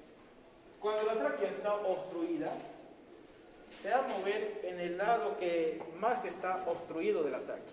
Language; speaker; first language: Spanish; native; Spanish